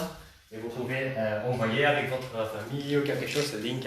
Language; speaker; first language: French; non-native, learner; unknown